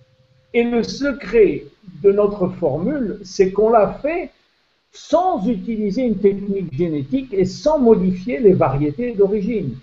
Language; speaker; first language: French; native; French